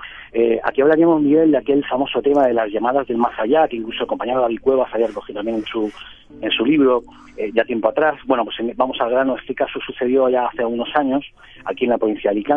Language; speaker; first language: Spanish; native; Spanish